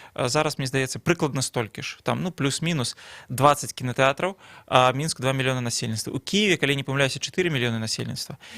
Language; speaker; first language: Belarusian; non-native, local second language; Russian